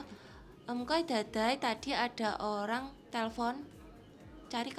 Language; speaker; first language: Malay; non-native, local second language; Javanese